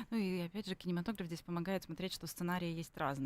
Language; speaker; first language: Russian; native; Russian